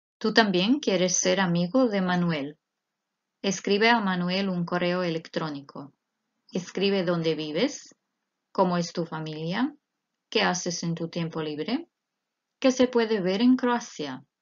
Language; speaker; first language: Spanish; non-native, fluent; Croatian